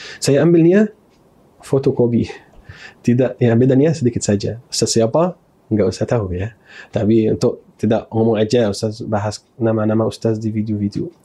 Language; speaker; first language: Malay; non-native, fluent; Arabic